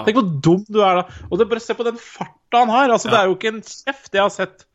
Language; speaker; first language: Norwegian; native; Norwegian